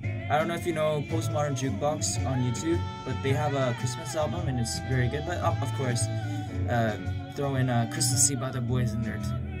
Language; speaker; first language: English; early bilingual, other home language; Korean